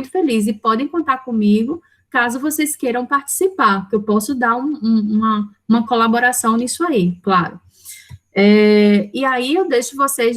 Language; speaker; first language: Portuguese; native; Portuguese